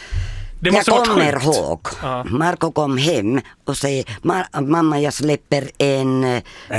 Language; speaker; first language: Swedish; non-native, fluent; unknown